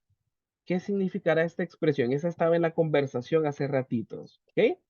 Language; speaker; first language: Spanish; native; Spanish